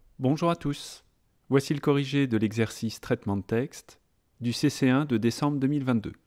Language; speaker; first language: French; native; French